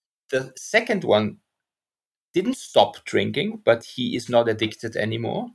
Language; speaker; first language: English; non-native, fluent; German